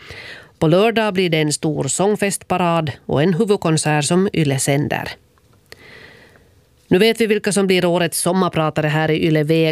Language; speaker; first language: Swedish; native; Swedish